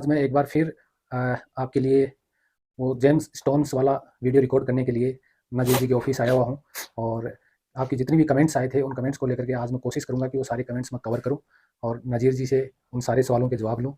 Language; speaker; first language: Hindi; native; Hindi